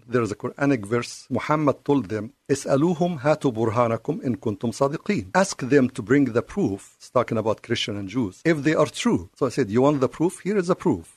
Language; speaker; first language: English; non-native, fluent; Arabic